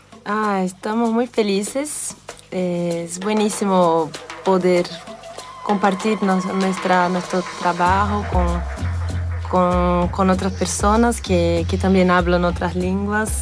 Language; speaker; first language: Spanish; non-native, fluent; Portuguese